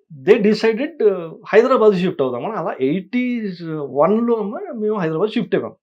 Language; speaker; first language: Telugu; native; Telugu